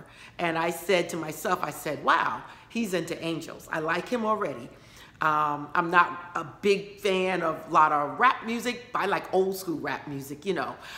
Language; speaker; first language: English; native; English